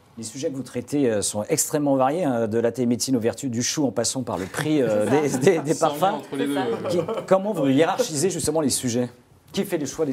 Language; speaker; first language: French; native; French